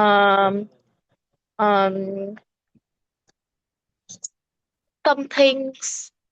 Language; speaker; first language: English; non-native, learner; Vietnamese